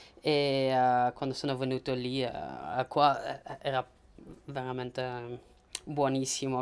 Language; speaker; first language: Italian; non-native, learner; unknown